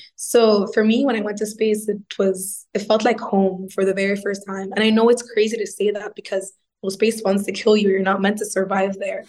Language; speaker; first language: English; non-native, fluent; Arabic